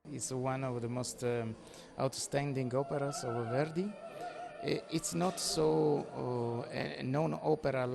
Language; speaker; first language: English; non-native, fluent; Italian